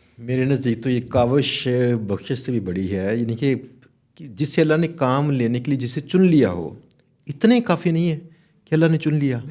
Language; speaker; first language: Urdu; native; Urdu